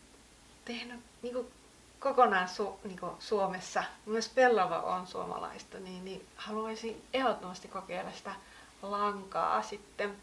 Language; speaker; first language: Finnish; native; Finnish